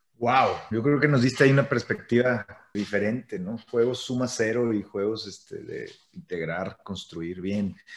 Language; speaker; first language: Spanish; native; Spanish